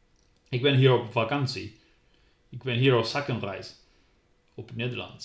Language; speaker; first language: Dutch; non-native, learner; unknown